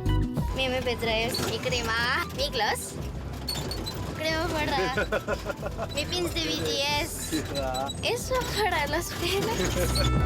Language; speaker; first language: Spanish; non-native, learner; French